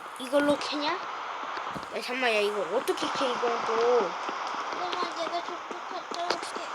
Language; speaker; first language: Korean; native; Korean